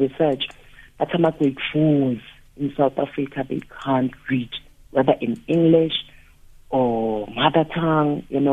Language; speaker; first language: English; non-native, local second language; Zulu